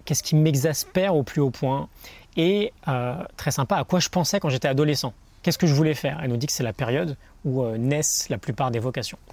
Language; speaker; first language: French; native; French